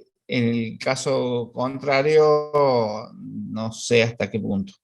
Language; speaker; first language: Spanish; native; Spanish